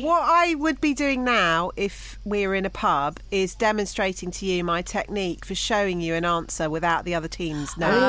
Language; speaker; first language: English; native; English